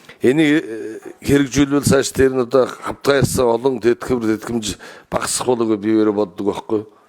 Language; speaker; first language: Mongolian; non-native, local second language; Kazakh